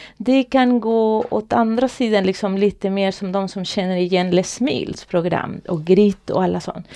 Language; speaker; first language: Swedish; non-native, fluent; Spanish